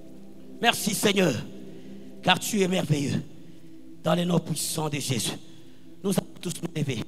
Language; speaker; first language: French; non-native, local second language; Lingala